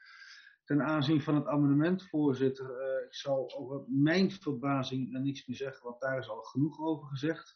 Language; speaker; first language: Dutch; native; Dutch